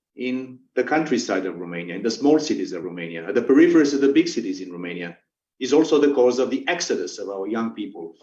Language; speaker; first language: English; non-native, fluent; Romanian